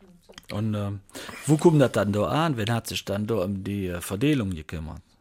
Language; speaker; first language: German; native; German